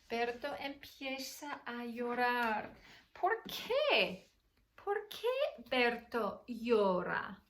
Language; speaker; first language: Spanish; non-native, fluent; English